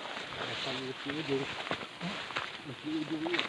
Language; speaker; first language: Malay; non-native, local second language; Sundanese